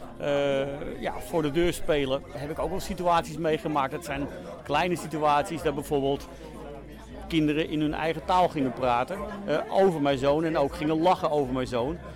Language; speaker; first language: Dutch; native; Dutch